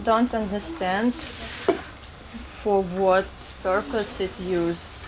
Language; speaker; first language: English; non-native, learner; Russian